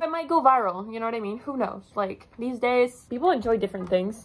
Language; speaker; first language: English; non-native, fluent; Spanish